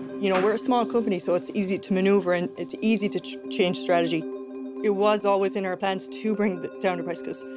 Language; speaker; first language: English; native; English